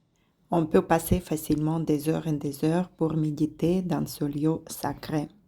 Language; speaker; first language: French; non-native, fluent; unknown